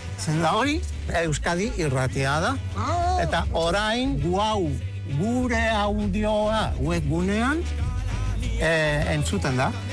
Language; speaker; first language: Basque; non-native, learner; Spanish